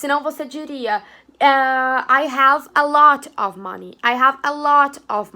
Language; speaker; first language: English; non-native, fluent; Portuguese